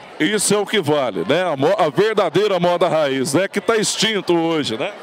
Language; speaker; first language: Portuguese; native; Portuguese